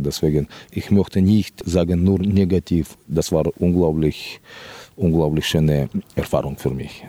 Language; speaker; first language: German; non-native, fluent; Russian